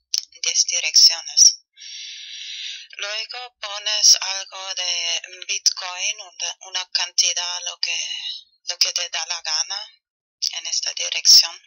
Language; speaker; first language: Spanish; non-native, fluent; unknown